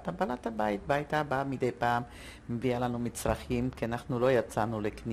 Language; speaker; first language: Hebrew; non-native, fluent; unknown